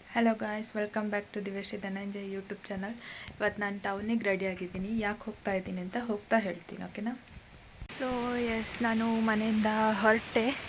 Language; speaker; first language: Kannada; non-native, local second language; Tulu